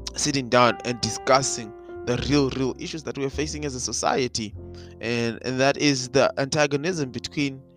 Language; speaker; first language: English; non-native, local second language; Shona